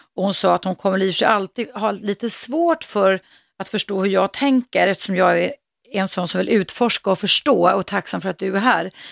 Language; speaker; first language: Swedish; native; Swedish